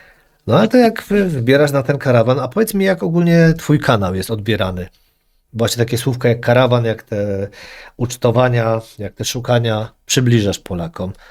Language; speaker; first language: Polish; native; Polish